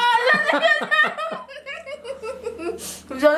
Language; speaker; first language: Turkish; non-native, learner; Indonesian